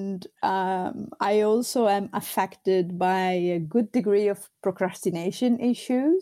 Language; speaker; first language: English; non-native, fluent; Sardinian